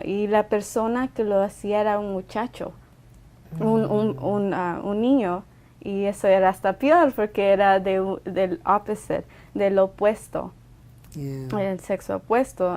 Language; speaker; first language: Spanish; early bilingual, other home language; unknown